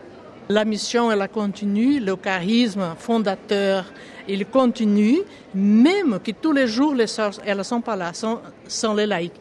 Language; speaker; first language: French; non-native, local second language; Portuguese